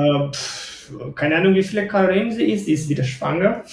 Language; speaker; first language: German; non-native, fluent; Romanian